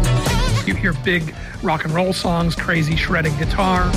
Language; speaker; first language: English; native; English